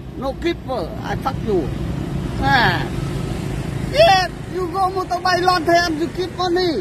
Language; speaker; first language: English; non-native, learner; Vietnamese